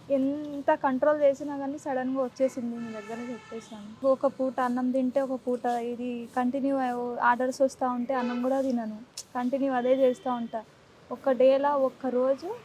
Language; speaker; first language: Telugu; native; Telugu